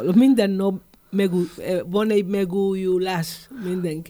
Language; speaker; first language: Hungarian; non-native, fluent; Spanish